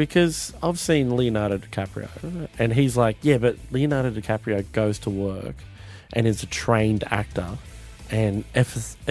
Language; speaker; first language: English; native; English